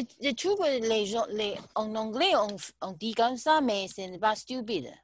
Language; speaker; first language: French; non-native, learner; Chinese